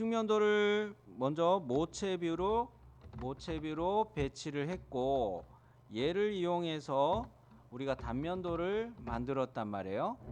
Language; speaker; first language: Korean; native; Korean